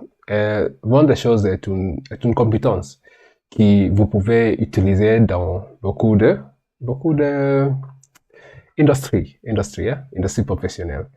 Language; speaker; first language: French; non-native, learner; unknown